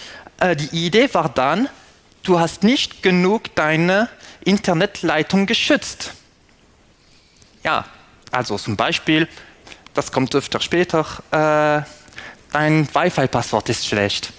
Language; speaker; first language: German; non-native, fluent; French